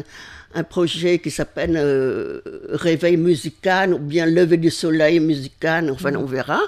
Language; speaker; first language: French; non-native, fluent; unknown